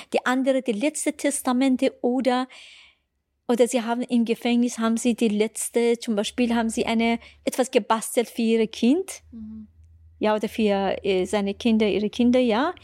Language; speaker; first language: German; non-native, fluent; Persian